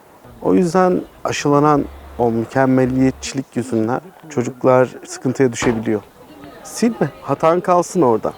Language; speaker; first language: Turkish; native; Turkish